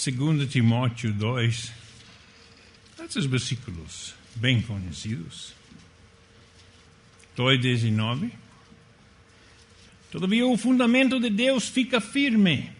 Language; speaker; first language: Portuguese; non-native, fluent; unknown